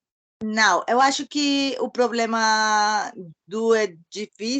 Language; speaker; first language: Portuguese; non-native, learner; Spanish